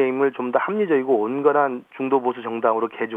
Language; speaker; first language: Korean; native; Korean